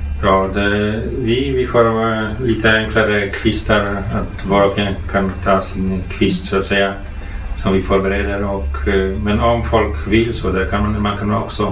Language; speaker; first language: Swedish; non-native, fluent; Polish